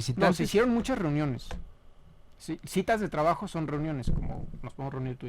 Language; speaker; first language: Spanish; native; Spanish